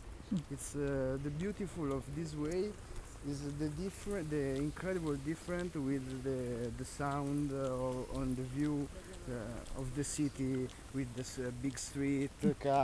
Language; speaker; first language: English; non-native, learner; Italian